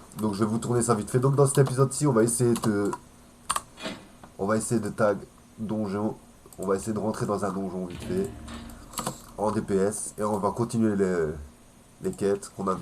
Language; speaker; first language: French; native; French